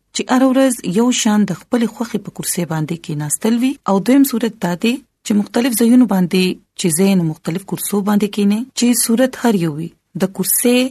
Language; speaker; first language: Pashto; non-native, local second language; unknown